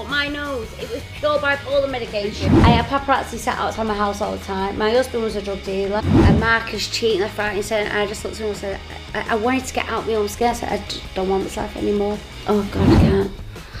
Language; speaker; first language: English; native; English